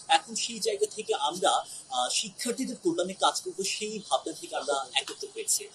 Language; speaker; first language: Bangla; non-native, local second language; Chakma